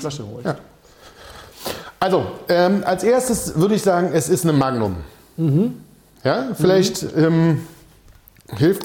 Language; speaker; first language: German; native; German